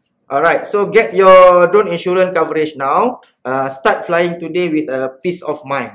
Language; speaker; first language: English; non-native, local second language; Malay